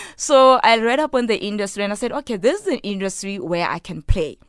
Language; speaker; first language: English; non-native, local second language; Tswana